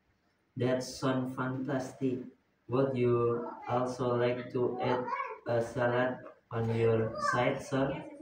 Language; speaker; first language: English; non-native, learner; Indonesian